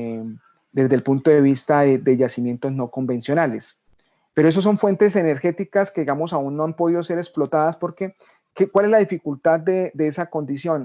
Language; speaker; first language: Spanish; native; Spanish